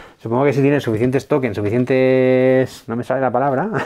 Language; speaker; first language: Spanish; native; Spanish